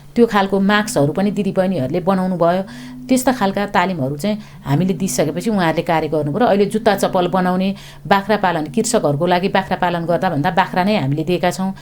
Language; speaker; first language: Nepali; native; Nepali